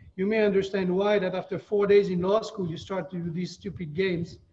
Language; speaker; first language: English; non-native, fluent; French